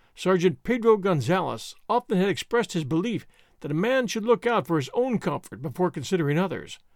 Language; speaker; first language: English; native; English